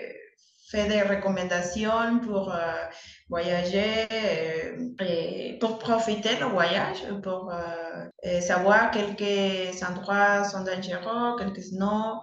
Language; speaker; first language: French; non-native, learner; Spanish